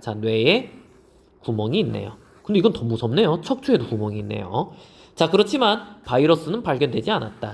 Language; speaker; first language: Korean; native; Korean